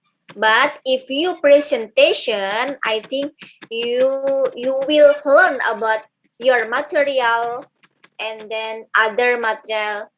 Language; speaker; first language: English; non-native, learner; Indonesian